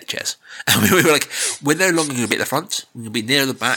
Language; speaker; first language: English; native; English